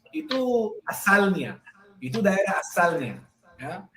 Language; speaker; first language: Indonesian; non-native, fluent; Hebrew